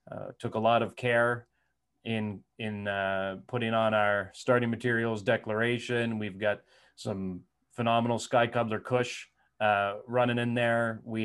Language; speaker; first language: English; native; English